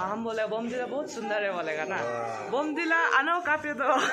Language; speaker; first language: Hindi; non-native, local second language; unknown